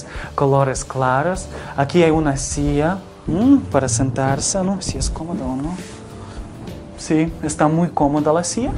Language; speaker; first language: Spanish; non-native, fluent; Ukrainian